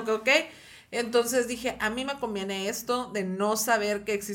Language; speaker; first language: Spanish; native; Spanish